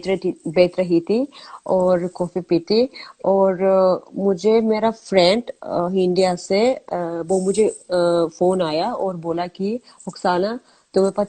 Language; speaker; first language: Hindi; non-native, learner; Azerbaijani